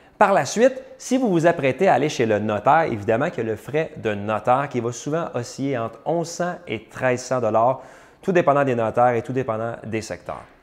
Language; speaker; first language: French; native; French